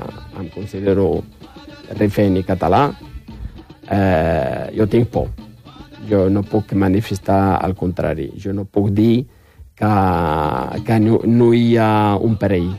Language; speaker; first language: Catalan; non-native, fluent; Riffian